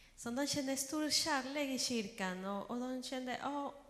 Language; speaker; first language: Swedish; non-native, learner; Spanish